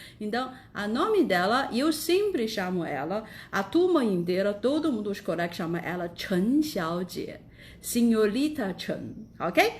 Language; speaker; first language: Portuguese; non-native, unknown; Chinese